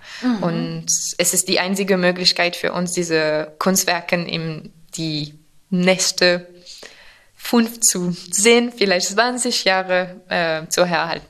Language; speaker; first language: German; non-native, fluent; French